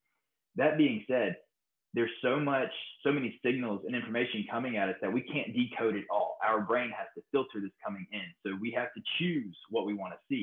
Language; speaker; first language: English; native; English